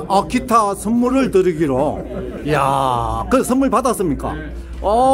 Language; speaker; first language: Korean; native; Korean